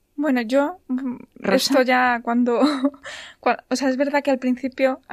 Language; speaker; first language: Spanish; native; Spanish